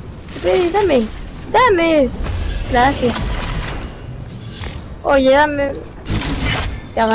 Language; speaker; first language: Spanish; early bilingual, heritage; Spanish